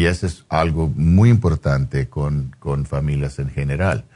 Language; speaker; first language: Spanish; non-native, fluent; English